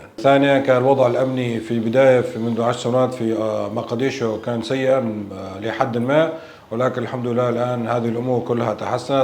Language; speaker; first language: Arabic; native; Arabic